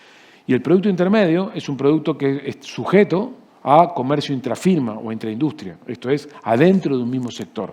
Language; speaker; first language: Spanish; native; Spanish